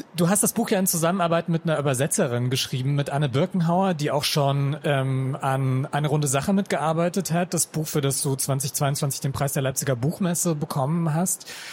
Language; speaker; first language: German; native; German